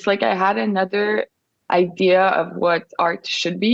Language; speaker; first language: English; non-native, fluent; French